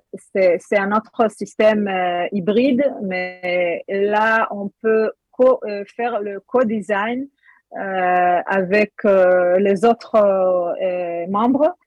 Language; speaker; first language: French; non-native, learner; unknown